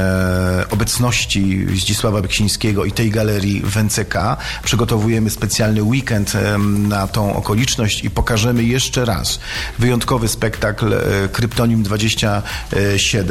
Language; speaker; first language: Polish; native; Polish